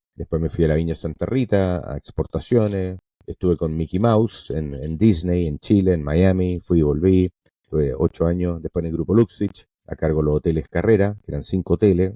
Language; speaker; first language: Spanish; non-native, local second language; English